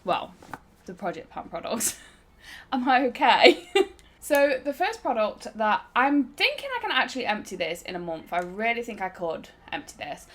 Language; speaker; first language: English; native; English